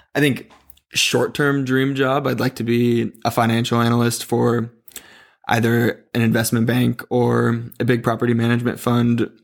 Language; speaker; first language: English; native; English